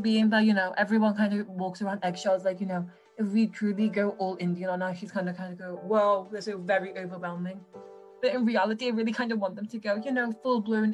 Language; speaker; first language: English; native; English